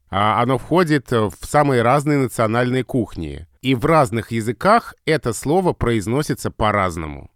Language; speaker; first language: Russian; native; Russian